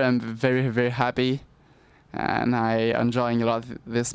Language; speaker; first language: English; non-native, learner; French